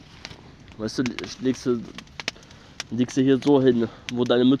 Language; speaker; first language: German; native; German